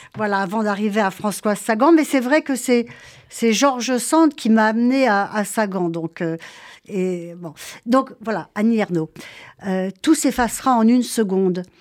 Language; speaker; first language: French; native; French